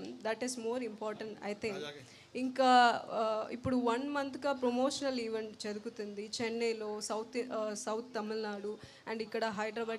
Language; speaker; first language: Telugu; non-native, local second language; Tamil